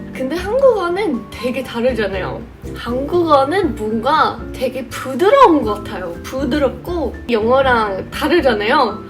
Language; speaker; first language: Korean; non-native, fluent; English